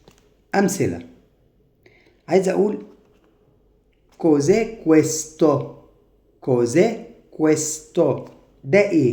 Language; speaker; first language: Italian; non-native, fluent; Arabic